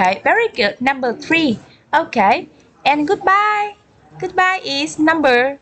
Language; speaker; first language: English; non-native, learner; Vietnamese